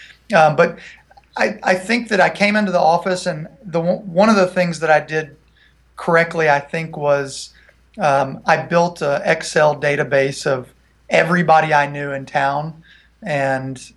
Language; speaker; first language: English; native; English